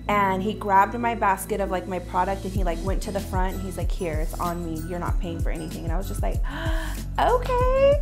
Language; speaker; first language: English; native; English